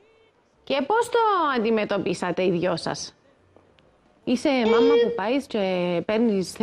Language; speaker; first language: Greek; native; Greek